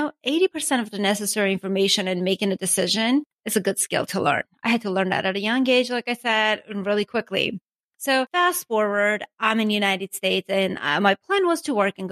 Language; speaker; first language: English; non-native, fluent; Armenian